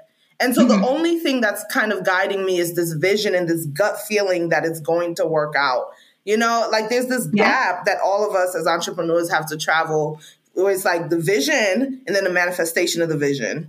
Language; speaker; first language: English; non-native, local second language; Krio